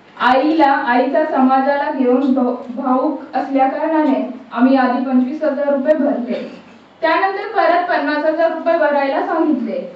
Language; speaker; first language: Marathi; non-native, local second language; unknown